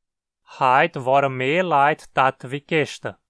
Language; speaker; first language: German; early bilingual, heritage; Portuguese